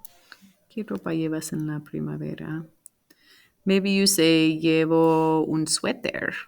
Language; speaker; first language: Spanish; non-native, fluent; English